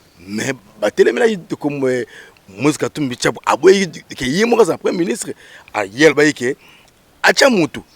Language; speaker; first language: Lingala; native; Lingala